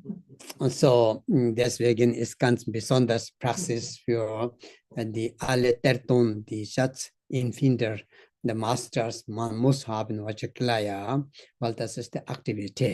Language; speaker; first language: German; non-native, learner; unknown